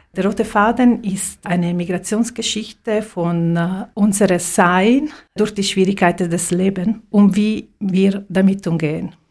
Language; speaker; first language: German; non-native, fluent; Italian